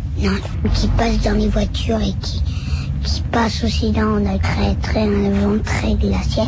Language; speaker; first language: French; early bilingual, other home language; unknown